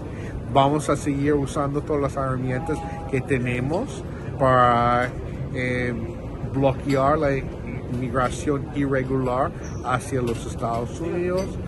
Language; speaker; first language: Spanish; non-native, fluent; English